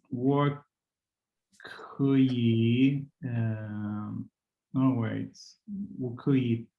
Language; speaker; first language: Chinese; non-native, learner; Swedish